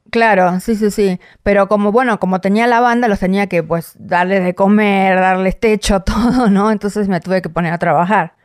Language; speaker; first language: Spanish; native; Spanish